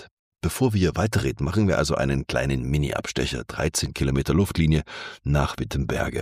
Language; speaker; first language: German; native; German